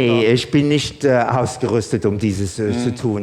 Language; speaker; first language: German; non-native, fluent; English